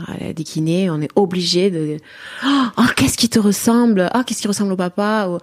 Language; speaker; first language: French; native; French